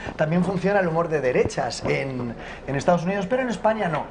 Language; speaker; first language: Spanish; native; Spanish